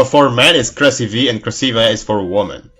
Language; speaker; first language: English; non-native, fluent; Indonesian